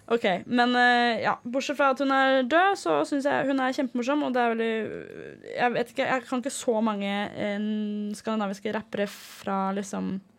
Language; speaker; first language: Norwegian; early bilingual, other home language; Danish